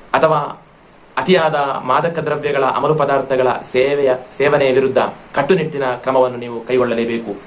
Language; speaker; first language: Kannada; non-native, local second language; Malayalam